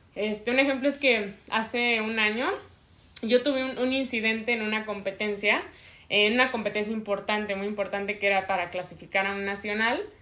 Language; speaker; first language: Spanish; native; Spanish